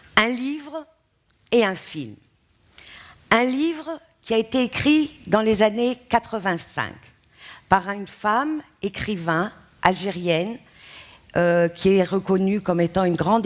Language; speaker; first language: French; non-native, local second language; Arabic